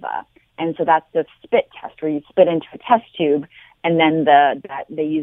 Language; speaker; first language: English; native; English